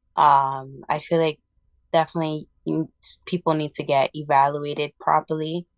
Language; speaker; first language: English; early bilingual, other home language; Spanish